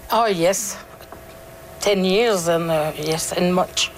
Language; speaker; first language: English; non-native, learner; French